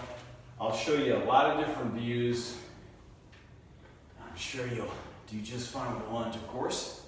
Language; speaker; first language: English; native; English